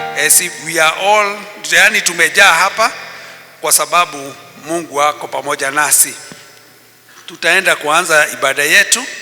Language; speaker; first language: Swahili; non-native, local second language; Kikuyu